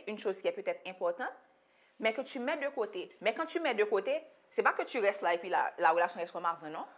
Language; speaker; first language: French; non-native, local second language; Haitian Creole